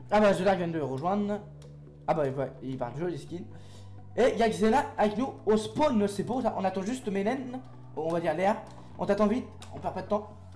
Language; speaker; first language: French; native; French